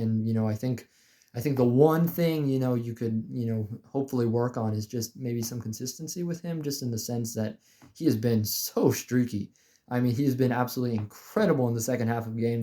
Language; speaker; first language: English; native; English